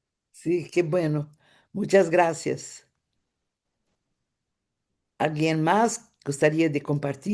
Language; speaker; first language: Spanish; non-native, fluent; Portuguese